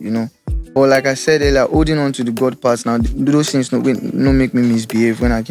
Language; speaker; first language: English; non-native, local second language; Yoruba